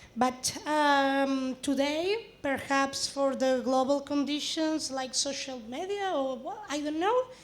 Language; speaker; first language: English; non-native, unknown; Catalan